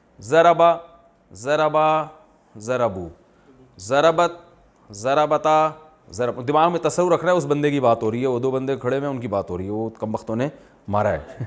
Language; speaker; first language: Urdu; native; Urdu